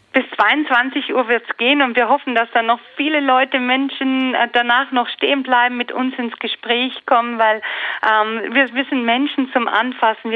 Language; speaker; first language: German; native; German